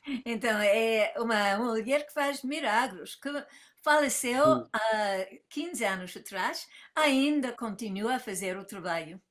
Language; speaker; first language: Portuguese; non-native, fluent; English